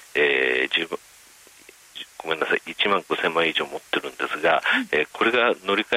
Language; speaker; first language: Japanese; native; Japanese